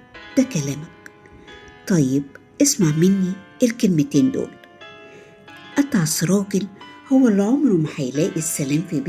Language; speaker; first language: Arabic; native; Arabic